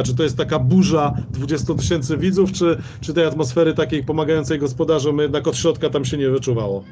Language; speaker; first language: Polish; native; Polish